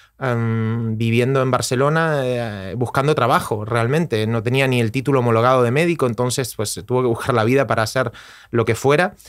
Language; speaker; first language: Spanish; native; Spanish